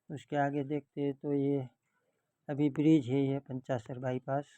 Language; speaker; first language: Hindi; non-native, local second language; Gujarati